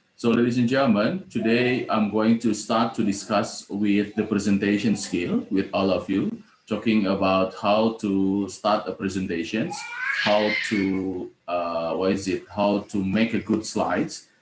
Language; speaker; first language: English; non-native, fluent; Indonesian